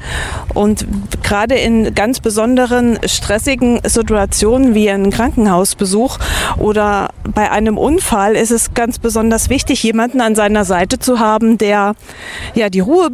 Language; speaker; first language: German; native; German